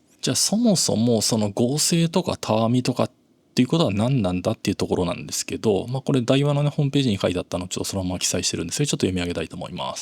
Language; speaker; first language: Japanese; native; Japanese